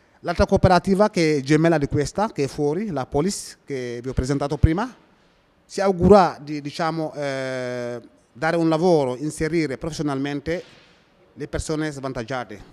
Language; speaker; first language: Italian; non-native, fluent; Wolof